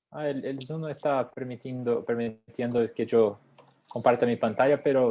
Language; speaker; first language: Spanish; non-native, fluent; Portuguese